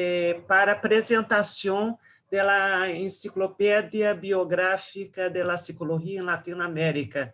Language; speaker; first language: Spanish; non-native, fluent; Portuguese